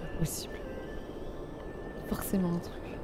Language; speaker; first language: French; native; French